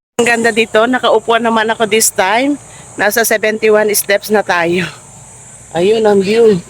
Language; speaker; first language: Filipino; native; Filipino